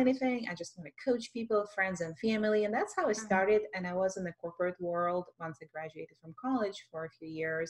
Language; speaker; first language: English; non-native, fluent; Russian